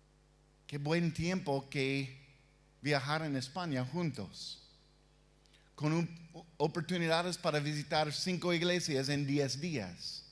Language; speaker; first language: Spanish; non-native, fluent; English